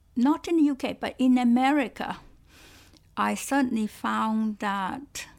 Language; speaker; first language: English; non-native, local second language; Cantonese